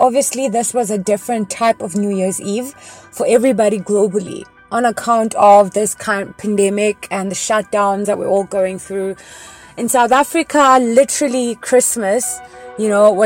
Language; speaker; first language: English; non-native, local second language; Venda